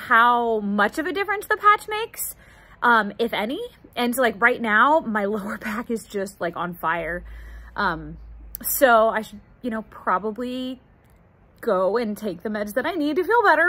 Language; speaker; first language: English; native; English